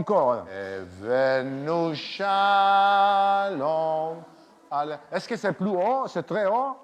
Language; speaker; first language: French; non-native, learner; Hebrew